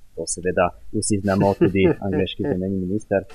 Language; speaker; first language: Slovenian; non-native, fluent; French